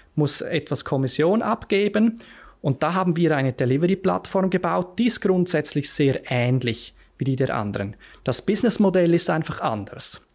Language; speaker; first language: German; native; German